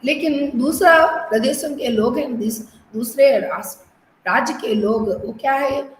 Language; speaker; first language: Hindi; non-native, local second language; Telugu